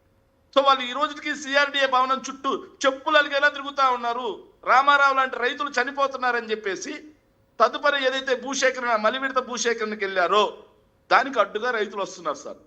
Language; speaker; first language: Telugu; native; Telugu